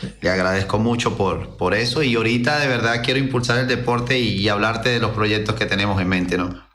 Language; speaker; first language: Spanish; native; Spanish